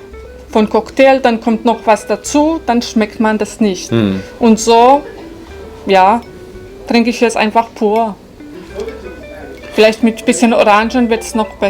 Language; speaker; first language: German; non-native, fluent; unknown